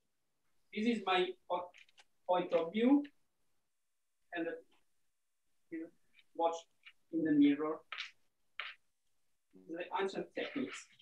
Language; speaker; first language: English; non-native, learner; Italian